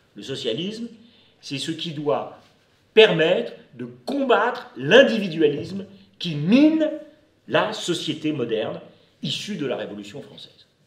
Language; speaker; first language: French; native; French